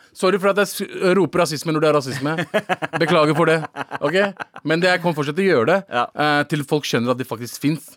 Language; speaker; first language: Norwegian; early bilingual, other home language; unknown